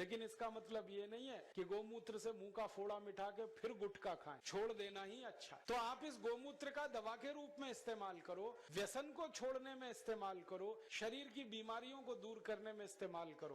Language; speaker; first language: Hindi; native; Hindi